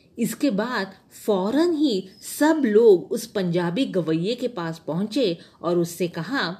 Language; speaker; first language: Hindi; non-native, local second language; Marathi